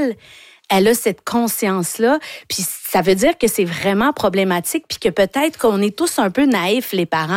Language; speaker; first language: French; native; French